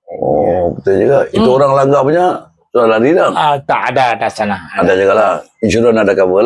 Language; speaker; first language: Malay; non-native, local second language; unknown